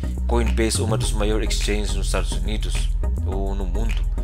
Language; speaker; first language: Portuguese; non-native, fluent; Filipino